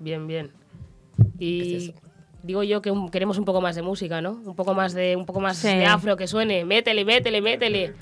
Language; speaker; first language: Spanish; native; Spanish